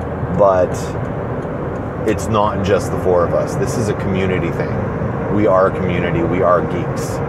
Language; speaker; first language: English; native; English